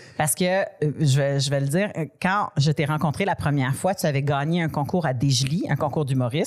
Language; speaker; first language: French; native; French